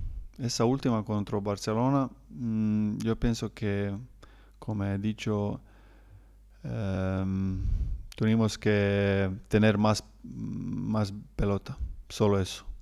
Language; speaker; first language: Spanish; non-native, learner; Croatian